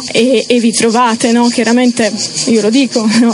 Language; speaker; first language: Italian; early bilingual, other home language; Romanian